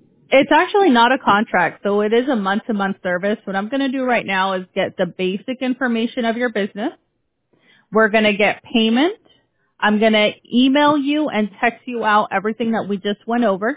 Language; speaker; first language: English; early bilingual, other home language; Spanish